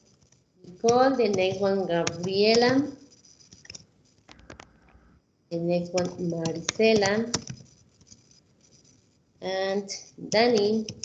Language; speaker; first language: English; non-native, fluent; Spanish